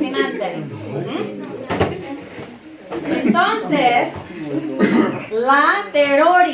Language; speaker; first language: Spanish; non-native, learner; English